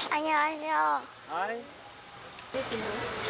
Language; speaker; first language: Korean; non-native, learner; Vietnamese